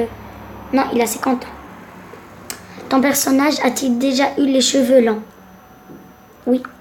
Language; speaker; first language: French; non-native, local second language; Arabic